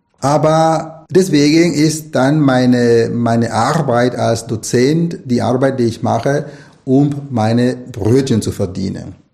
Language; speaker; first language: German; non-native, fluent; Spanish